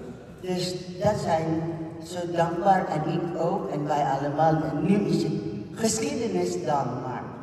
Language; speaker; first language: Dutch; non-native, fluent; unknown